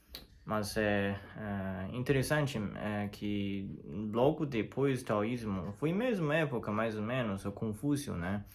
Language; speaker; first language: Portuguese; non-native, learner; Chinese